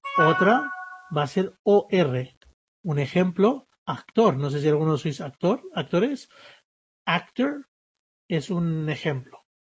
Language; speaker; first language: Spanish; early bilingual, other home language; English